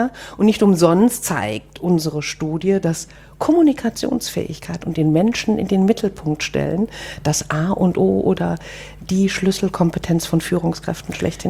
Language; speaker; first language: German; native; German